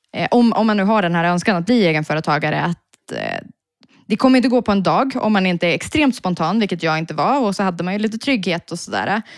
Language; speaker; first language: Swedish; native; Swedish